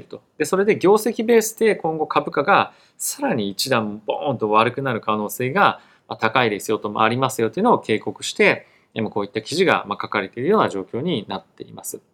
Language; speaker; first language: Japanese; native; Japanese